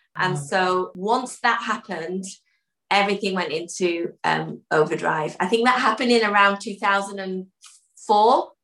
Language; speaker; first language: English; early bilingual, other home language; Dutch